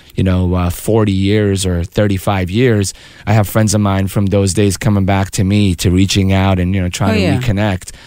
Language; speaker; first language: English; early bilingual, other home language; Persian